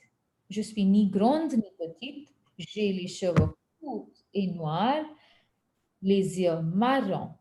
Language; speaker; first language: French; non-native, fluent; Hindi